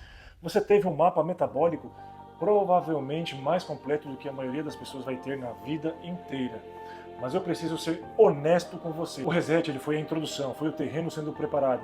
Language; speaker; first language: Portuguese; native; Portuguese